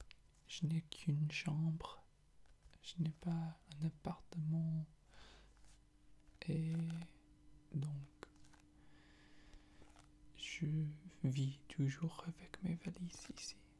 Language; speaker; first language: French; non-native, fluent; English